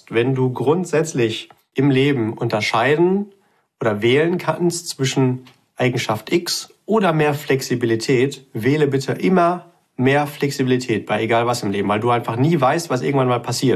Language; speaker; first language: German; native; German